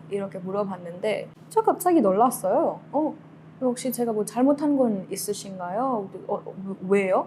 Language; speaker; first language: Korean; non-native, learner; Kannada